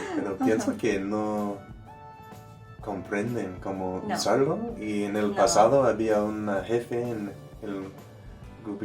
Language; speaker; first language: Spanish; non-native, learner; English